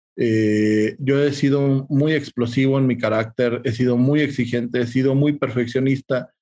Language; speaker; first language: Spanish; native; Spanish